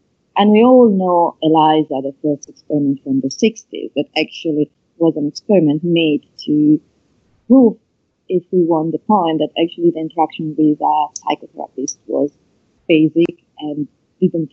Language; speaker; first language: English; non-native, fluent; Italian